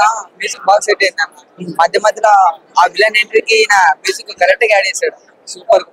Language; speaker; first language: Telugu; native; Telugu